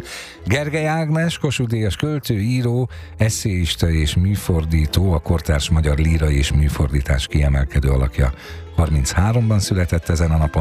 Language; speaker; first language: Hungarian; native; Hungarian